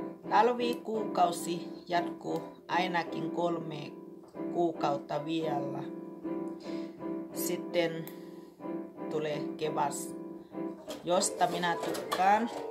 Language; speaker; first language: Finnish; non-native, learner; Thai